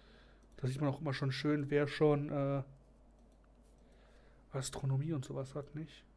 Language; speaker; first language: German; native; German